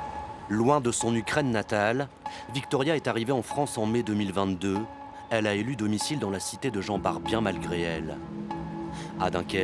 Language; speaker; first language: French; native; French